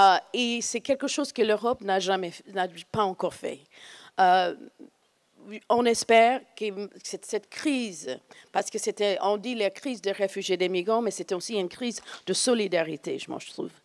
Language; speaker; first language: French; non-native, fluent; English